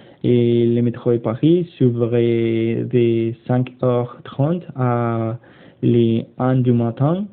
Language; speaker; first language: French; non-native, learner; Spanish